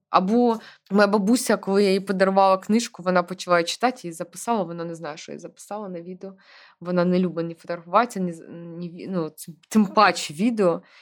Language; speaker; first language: Ukrainian; non-native, local second language; Russian